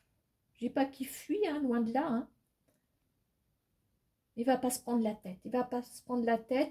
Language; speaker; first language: French; native; French